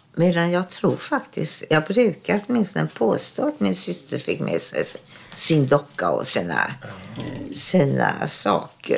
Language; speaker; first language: Swedish; early bilingual, other home language; German